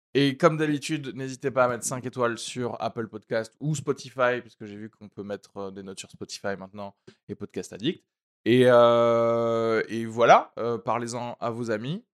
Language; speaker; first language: French; native; French